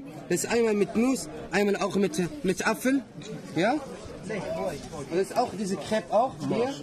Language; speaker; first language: German; non-native, learner; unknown